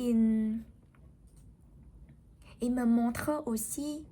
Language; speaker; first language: French; non-native, learner; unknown